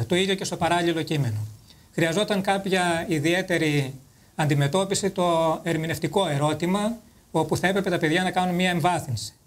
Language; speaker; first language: Greek; native; Greek